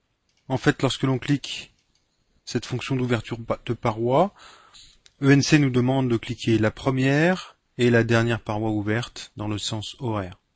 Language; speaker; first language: French; native; French